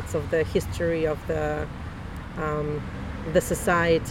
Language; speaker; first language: English; non-native, fluent; Russian